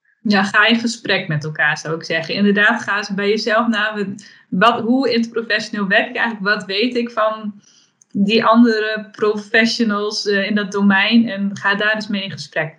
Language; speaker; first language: Dutch; native; Dutch